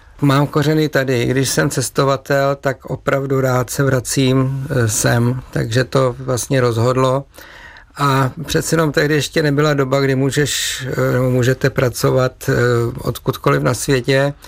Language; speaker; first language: Czech; native; Czech